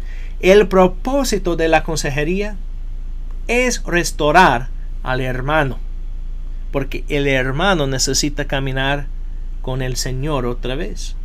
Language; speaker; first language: Spanish; non-native, fluent; English